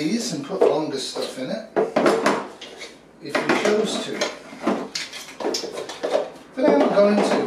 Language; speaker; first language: English; native; English